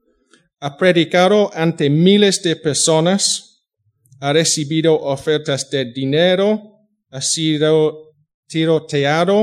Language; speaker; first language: Spanish; non-native, fluent; English